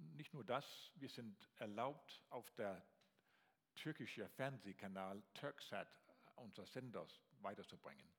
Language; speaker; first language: German; non-native, learner; Danish